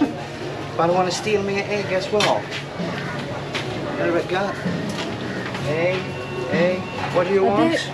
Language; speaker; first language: English; non-native, fluent; Swedish